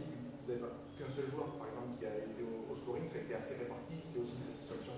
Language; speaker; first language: French; native; French